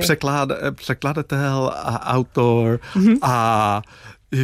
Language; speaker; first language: Czech; non-native, fluent; English